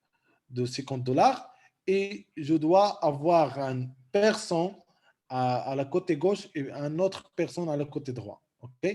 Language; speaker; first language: French; non-native, local second language; Arabic